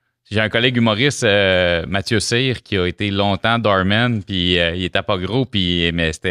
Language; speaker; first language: French; native; French